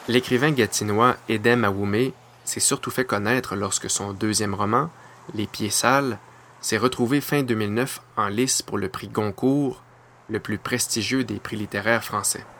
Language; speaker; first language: French; native; French